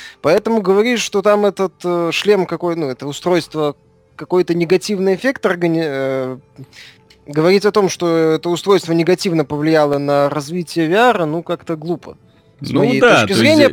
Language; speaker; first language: Russian; native; Russian